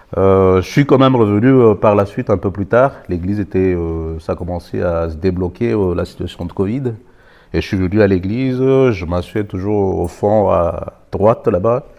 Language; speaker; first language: French; non-native, local second language; Malagasy